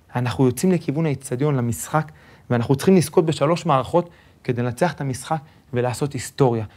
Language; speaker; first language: Hebrew; early bilingual, other home language; Spanish